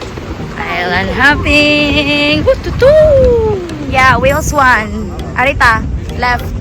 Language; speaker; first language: English; non-native, local second language; Cebuano